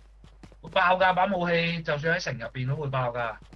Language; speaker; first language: Chinese; native; Chinese